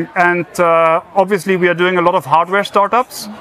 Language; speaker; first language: English; non-native, fluent; German